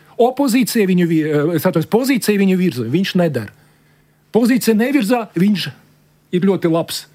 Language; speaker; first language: Latvian; non-native, local second language; Russian